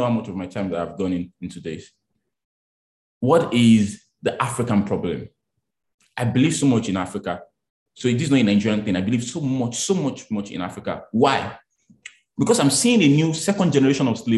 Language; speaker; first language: English; non-native, local second language; Yoruba